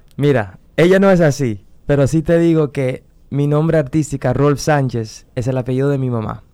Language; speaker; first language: Spanish; early bilingual, heritage; Spanish